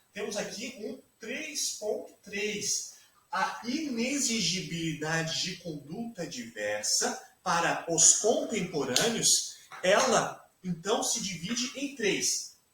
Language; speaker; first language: Portuguese; native; Portuguese